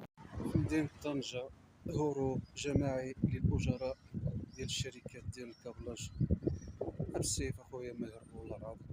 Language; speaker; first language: Arabic; native; Arabic